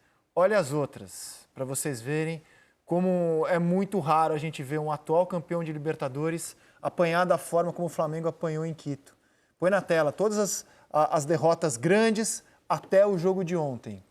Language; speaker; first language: Portuguese; native; Portuguese